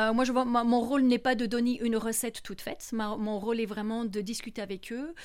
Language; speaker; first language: French; non-native, fluent; English